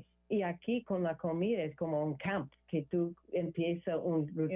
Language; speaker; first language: Spanish; non-native, learner; English